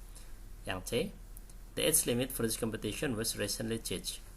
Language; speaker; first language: English; non-native, learner; Indonesian